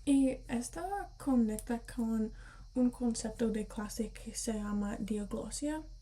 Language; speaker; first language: Spanish; early bilingual, heritage; Spanish